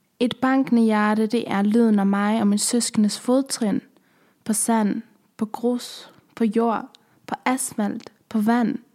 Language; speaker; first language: Danish; early bilingual, other home language; Persian